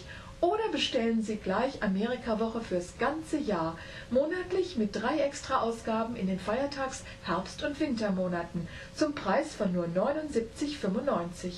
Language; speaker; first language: German; native; German